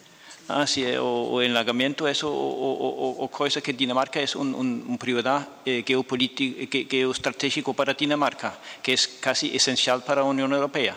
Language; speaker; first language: Portuguese; non-native, fluent; Danish